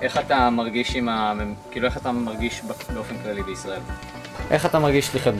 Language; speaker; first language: Hebrew; native; Hebrew